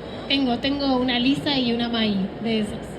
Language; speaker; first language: Spanish; native; Spanish